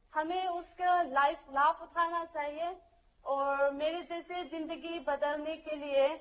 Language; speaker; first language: Hindi; non-native, local second language; Manipuri